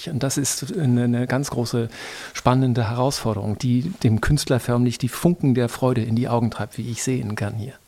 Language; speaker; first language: German; native; German